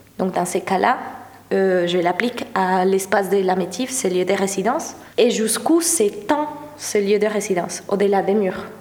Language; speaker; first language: French; non-native, fluent; Spanish